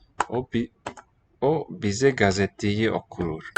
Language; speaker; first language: Turkish; non-native, learner; English